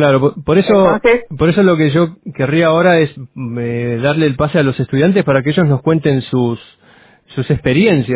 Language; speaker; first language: Spanish; native; Spanish